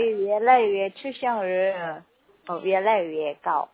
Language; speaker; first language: Chinese; non-native, learner; Korean